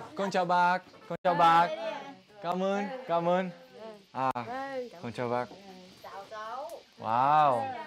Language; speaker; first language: Vietnamese; non-native, learner; English